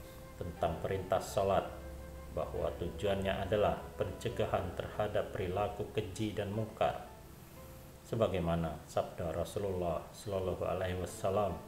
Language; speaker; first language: Indonesian; native; Indonesian